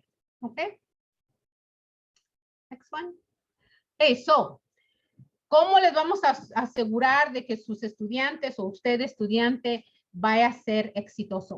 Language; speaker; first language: Spanish; early bilingual, other home language; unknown